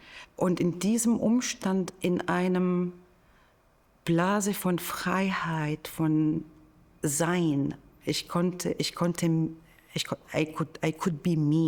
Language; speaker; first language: German; non-native, fluent; Arabic